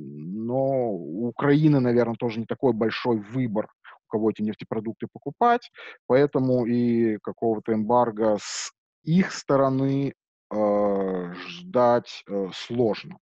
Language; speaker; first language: Russian; native; Russian